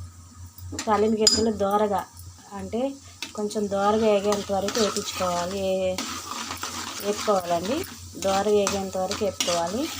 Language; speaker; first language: Telugu; native; Telugu